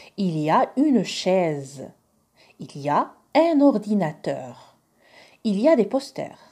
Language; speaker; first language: French; non-native, local second language; Arabic